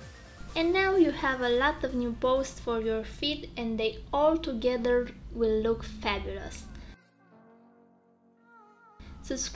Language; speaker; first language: English; non-native, fluent; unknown